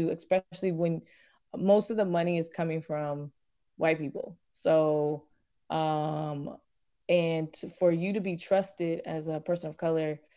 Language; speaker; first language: English; native; English